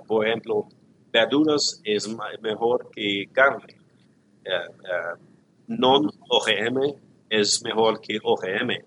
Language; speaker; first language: Spanish; non-native, learner; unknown